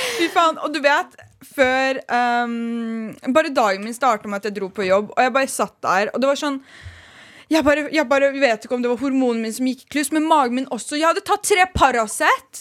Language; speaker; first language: Norwegian; early bilingual, other home language; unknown